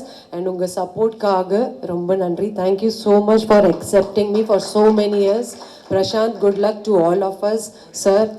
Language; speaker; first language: Tamil; non-native, fluent; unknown